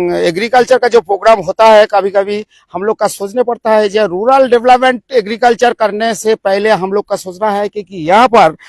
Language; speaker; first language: Hindi; non-native, local second language; Bangla